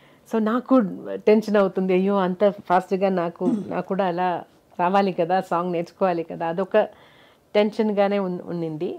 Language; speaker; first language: Telugu; non-native, local second language; Malayalam